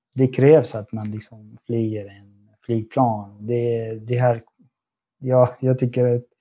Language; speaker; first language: Swedish; non-native, fluent; Arabic